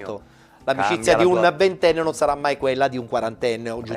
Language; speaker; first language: Italian; native; Italian